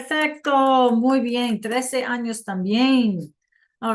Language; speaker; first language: Spanish; non-native, fluent; English